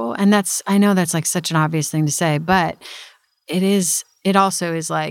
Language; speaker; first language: English; native; English